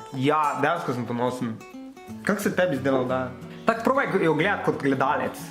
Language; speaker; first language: Slovenian; native; Slovenian